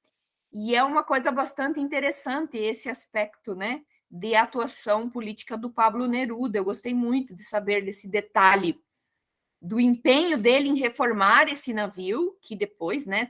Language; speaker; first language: Portuguese; native; Portuguese